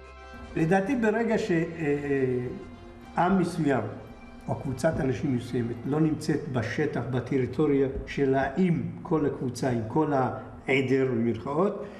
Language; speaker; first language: Hebrew; non-native, local second language; Adyghe